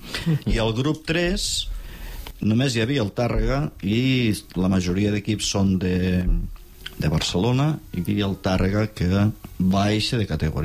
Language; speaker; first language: Catalan; native; Catalan